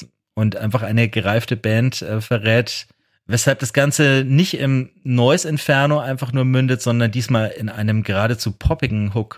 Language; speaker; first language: German; native; German